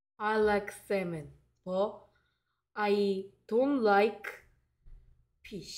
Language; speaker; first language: English; non-native, learner; Korean